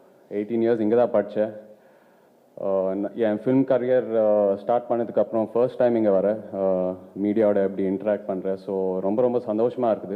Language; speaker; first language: Tamil; non-native, local second language; Telugu